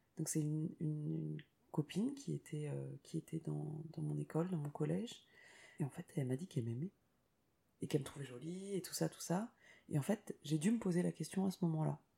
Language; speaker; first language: French; native; French